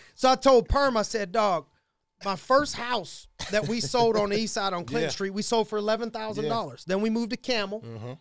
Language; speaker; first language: English; native; English